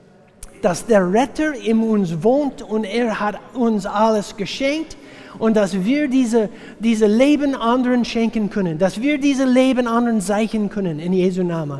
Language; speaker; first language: German; non-native, fluent; English